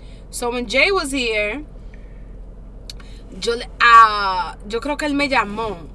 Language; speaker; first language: Spanish; early bilingual, heritage; Spanish